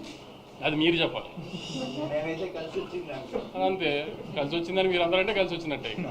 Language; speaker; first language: Telugu; native; Telugu